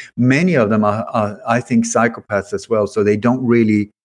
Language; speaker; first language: English; early bilingual, other home language; Swedish